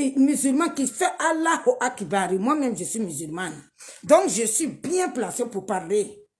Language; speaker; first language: French; non-native, local second language; Dyula